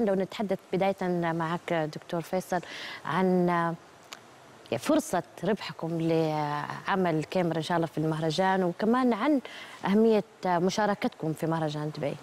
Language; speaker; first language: Arabic; native; Arabic